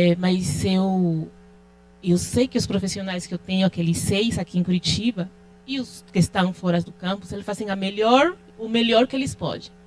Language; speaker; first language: Portuguese; non-native, fluent; Spanish